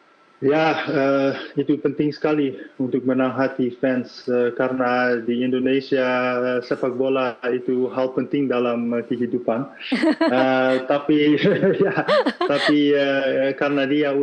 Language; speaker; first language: Indonesian; non-native, fluent; Dutch